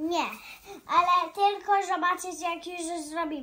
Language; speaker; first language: Polish; early bilingual, heritage; Polish